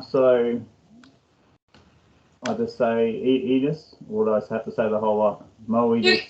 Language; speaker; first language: English; non-native, learner; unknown